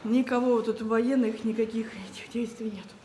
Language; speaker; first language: Russian; native; Russian